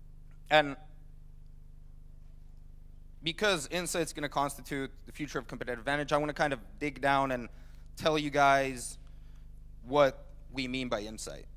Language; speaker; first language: English; non-native, fluent; Finnish